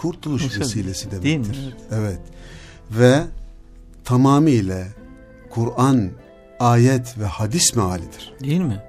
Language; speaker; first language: Turkish; native; Turkish